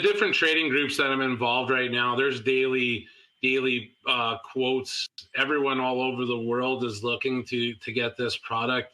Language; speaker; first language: English; native; English